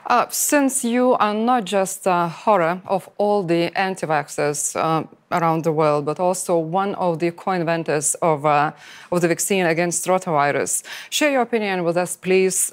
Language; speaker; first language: English; non-native, fluent; Lithuanian